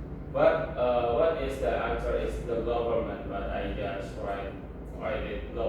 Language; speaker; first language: English; non-native, learner; Indonesian